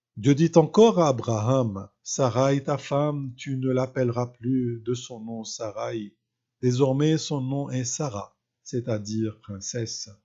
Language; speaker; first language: French; non-native, local second language; Arabic